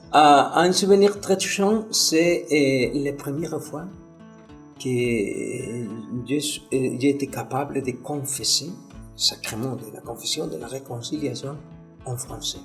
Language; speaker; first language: French; non-native, fluent; Spanish